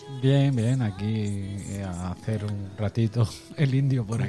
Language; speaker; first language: Spanish; native; Spanish